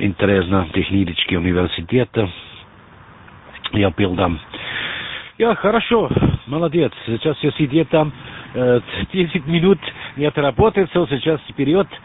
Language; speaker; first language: Russian; non-native, learner; German